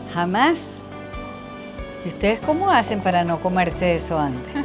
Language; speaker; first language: Spanish; native; Spanish